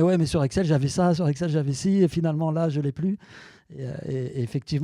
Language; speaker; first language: French; native; French